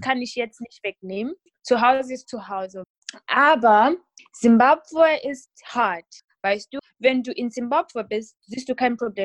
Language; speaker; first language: German; non-native, fluent; North Ndebele